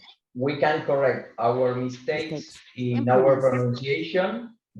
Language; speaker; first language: English; non-native, learner; Spanish